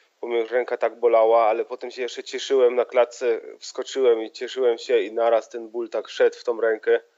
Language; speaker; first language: Polish; early bilingual, heritage; Polish